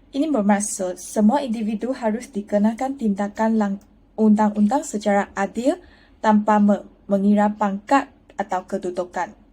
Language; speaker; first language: Malay; non-native, local second language; Chinese